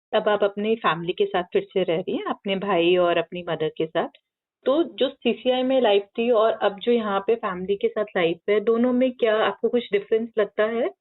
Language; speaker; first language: Hindi; native; Hindi